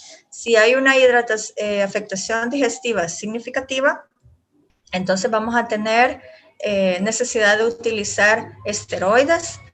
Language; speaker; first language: Spanish; native; Spanish